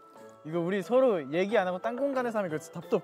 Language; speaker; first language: Korean; native; Korean